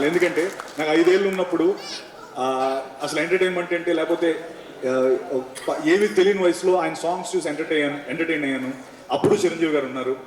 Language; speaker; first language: Telugu; native; Telugu